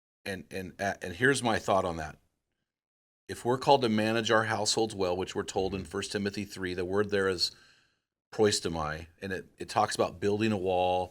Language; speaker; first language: English; native; English